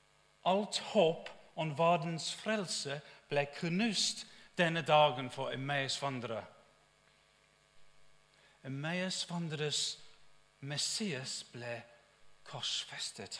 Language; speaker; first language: Norwegian; non-native, fluent; English